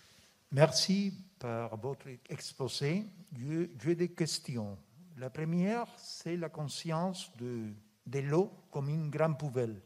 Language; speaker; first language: French; non-native, fluent; Spanish